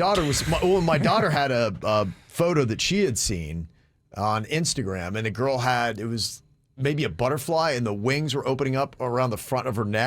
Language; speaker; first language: English; native; English